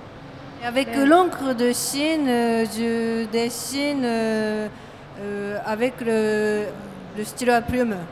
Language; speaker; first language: French; non-native, learner; Japanese